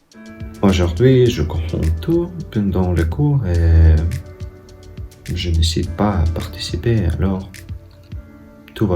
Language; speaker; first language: French; non-native, learner; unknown